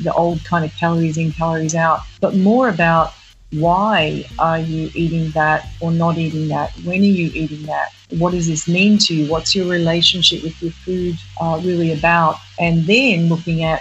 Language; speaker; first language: English; native; English